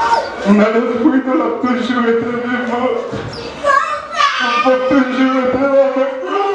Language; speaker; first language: French; non-native, local second language; Haitian Creole